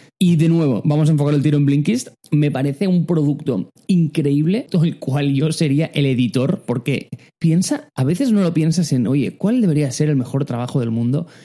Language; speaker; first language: Spanish; native; Spanish